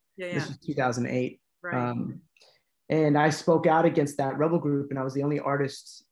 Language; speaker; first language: English; native; English